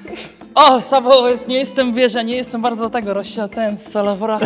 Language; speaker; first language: Polish; native; Polish